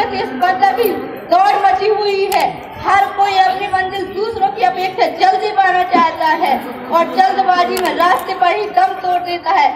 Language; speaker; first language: Hindi; native; Hindi